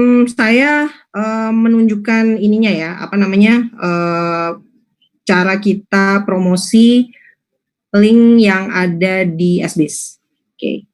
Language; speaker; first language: Indonesian; native; Indonesian